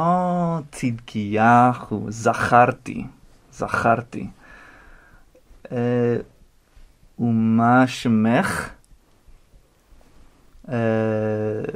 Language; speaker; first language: Hebrew; non-native, learner; English